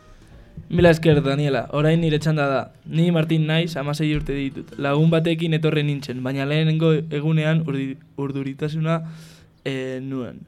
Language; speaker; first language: Basque; non-native, local second language; Spanish